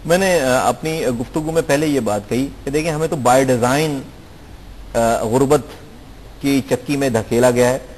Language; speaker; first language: Urdu; native; Urdu